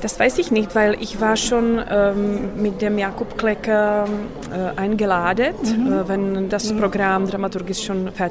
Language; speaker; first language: German; non-native, learner; Czech